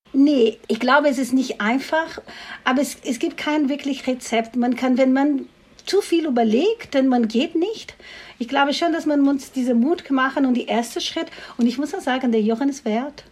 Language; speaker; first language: German; non-native, fluent; Portuguese